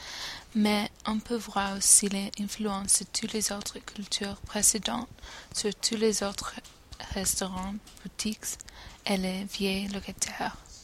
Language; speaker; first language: French; non-native, learner; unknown